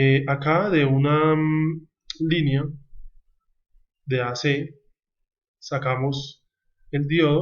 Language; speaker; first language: Spanish; native; Spanish